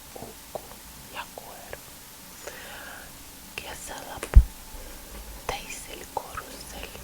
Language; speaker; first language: Estonian; non-native, learner; Russian